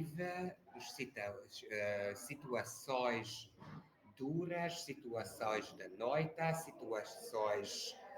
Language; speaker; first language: Portuguese; non-native, learner; Hungarian